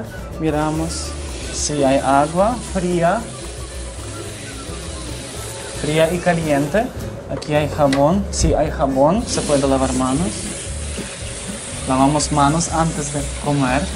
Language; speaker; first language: Spanish; non-native, fluent; Ukrainian